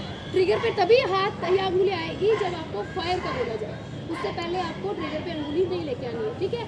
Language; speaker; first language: Hindi; native; Hindi